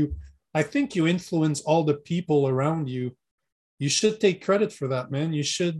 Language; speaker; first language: English; non-native, fluent; French